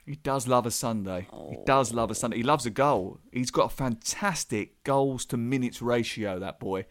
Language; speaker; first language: English; native; English